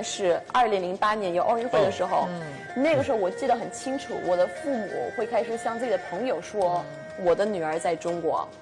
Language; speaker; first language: Chinese; non-native, fluent; English